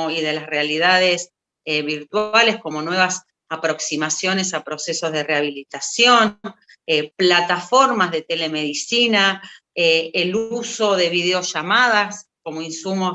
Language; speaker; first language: Spanish; native; Spanish